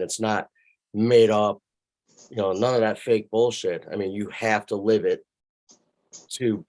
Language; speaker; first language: English; native; English